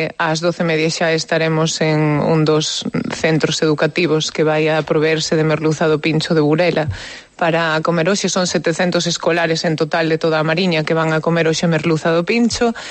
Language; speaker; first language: Galician; native; Galician